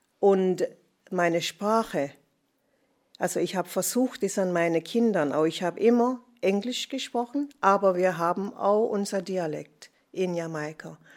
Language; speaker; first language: German; non-native, fluent; English